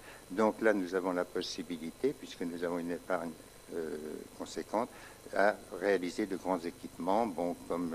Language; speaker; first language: French; native; French